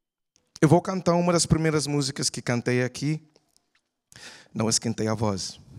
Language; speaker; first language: Portuguese; non-native, fluent; English